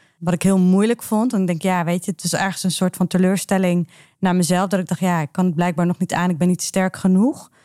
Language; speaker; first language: Dutch; early bilingual, other home language; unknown